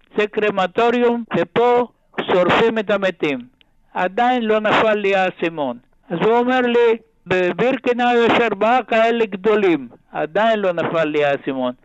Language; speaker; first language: Hebrew; non-native, fluent; Ladino